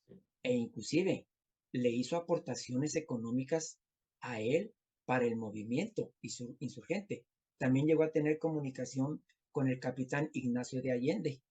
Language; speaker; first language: Spanish; native; Spanish